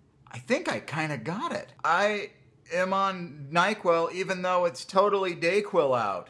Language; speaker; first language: English; native; English